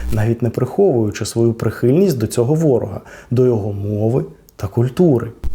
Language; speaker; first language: Ukrainian; non-native, local second language; Russian